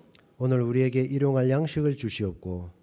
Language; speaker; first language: Korean; native; Korean